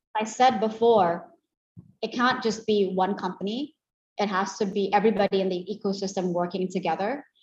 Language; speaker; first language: English; non-native, fluent; Indonesian